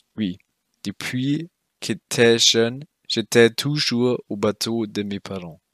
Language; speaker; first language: French; non-native, fluent; German